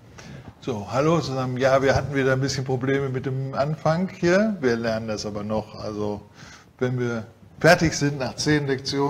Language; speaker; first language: German; native; German